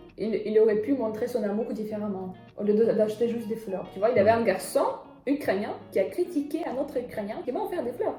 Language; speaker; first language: French; non-native, fluent; Russian